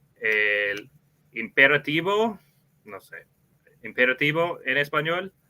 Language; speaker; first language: Spanish; non-native, learner; English